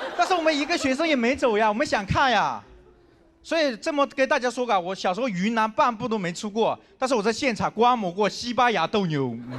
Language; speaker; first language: Chinese; non-native, local second language; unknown